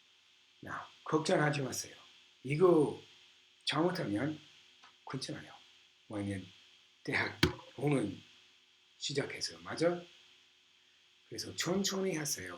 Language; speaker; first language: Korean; non-native, learner; English